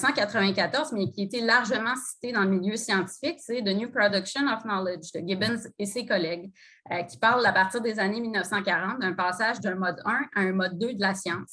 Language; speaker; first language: French; native; French